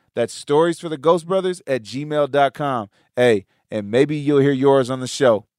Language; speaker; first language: English; native; English